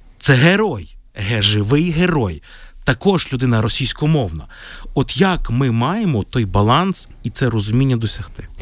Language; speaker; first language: Ukrainian; native; Ukrainian